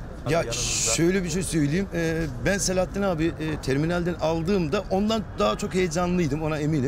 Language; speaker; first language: Turkish; native; Turkish